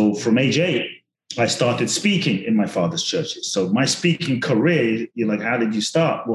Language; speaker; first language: English; native; English